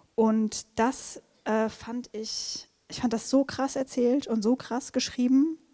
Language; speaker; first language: German; non-native, fluent; Portuguese